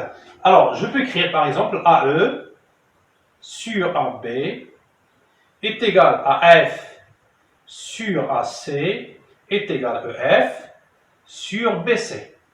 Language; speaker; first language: French; non-native, local second language; Arabic